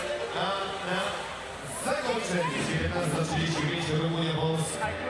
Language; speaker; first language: Polish; native; Polish